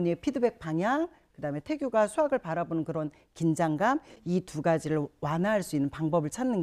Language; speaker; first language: Korean; native; Korean